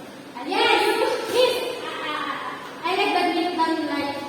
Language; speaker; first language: English; non-native, learner; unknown